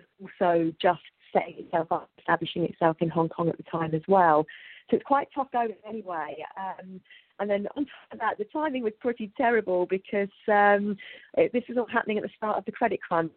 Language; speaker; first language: English; native; English